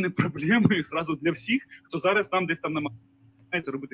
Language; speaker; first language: Ukrainian; native; Ukrainian